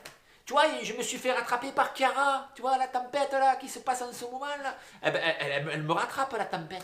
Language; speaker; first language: French; native; French